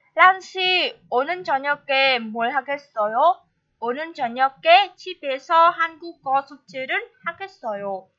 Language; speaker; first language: Korean; non-native, fluent; Vietnamese